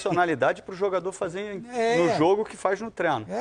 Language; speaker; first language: Portuguese; native; Portuguese